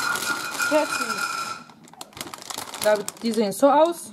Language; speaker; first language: German; non-native, fluent; Polish